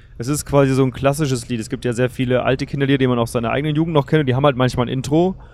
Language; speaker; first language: German; native; German